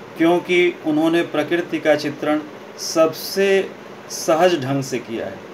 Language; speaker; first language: Hindi; native; Hindi